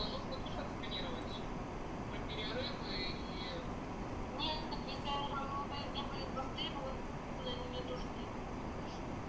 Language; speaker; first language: Russian; native; Russian